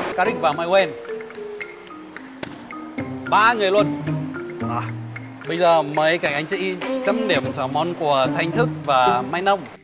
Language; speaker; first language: Vietnamese; native; Vietnamese